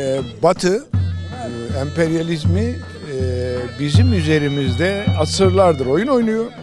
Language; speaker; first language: Turkish; native; Turkish